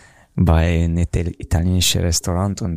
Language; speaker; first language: German; non-native, fluent; Romanian